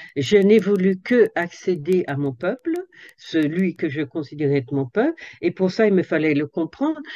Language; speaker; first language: French; native; French